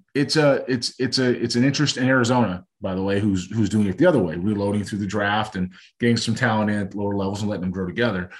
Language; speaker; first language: English; native; English